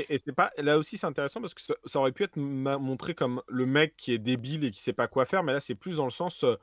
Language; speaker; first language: French; native; French